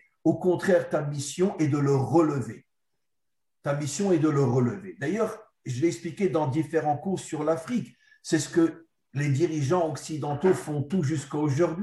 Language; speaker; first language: French; native; French